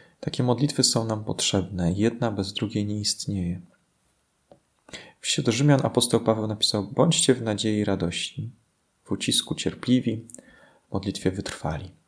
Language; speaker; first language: Polish; native; Polish